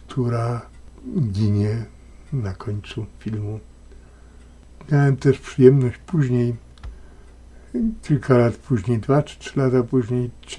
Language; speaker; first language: Polish; native; Polish